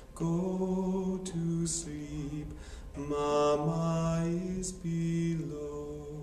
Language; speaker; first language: English; native; English